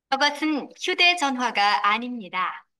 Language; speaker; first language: Korean; non-native, learner; Vietnamese